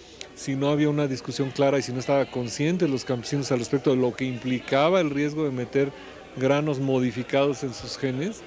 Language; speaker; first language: Spanish; native; Spanish